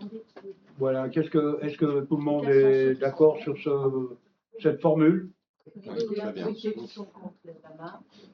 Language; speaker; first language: French; native; French